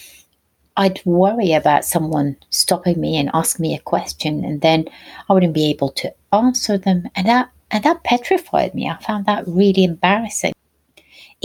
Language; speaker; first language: English; non-native, fluent; Arabic